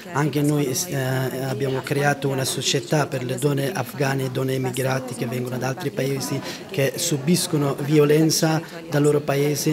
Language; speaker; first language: Italian; non-native, learner; Persian